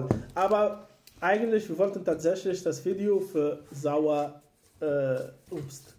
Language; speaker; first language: German; non-native, learner; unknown